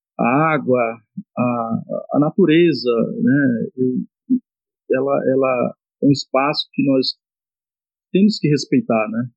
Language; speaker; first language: Portuguese; non-native, local second language; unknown